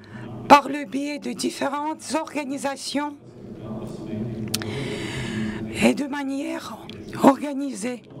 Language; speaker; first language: French; non-native, local second language; Latvian